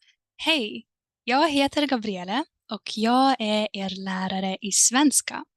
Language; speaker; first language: Swedish; non-native, fluent; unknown